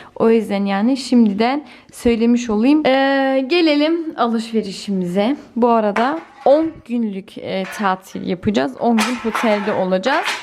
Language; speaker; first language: Turkish; early bilingual, heritage; Turkish